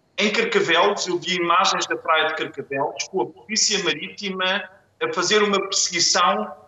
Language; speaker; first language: Portuguese; non-native, fluent; German